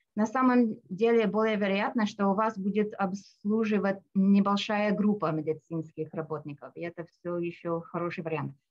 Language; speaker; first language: Russian; non-native, fluent; English